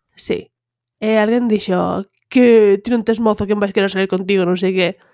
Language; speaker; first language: Galician; native; Galician